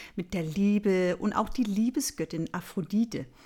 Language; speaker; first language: German; non-native, fluent; Danish